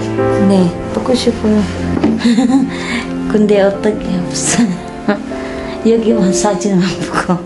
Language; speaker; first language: Korean; non-native, learner; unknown